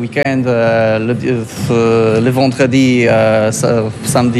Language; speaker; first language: French; non-native, learner; Polish